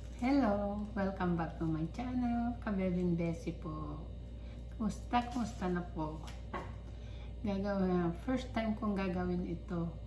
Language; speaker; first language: Filipino; non-native, local second language; Iloko